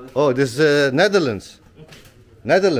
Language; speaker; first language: English; non-native, learner; Turkish